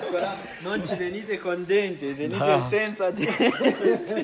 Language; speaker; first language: Italian; non-native, learner; Romanian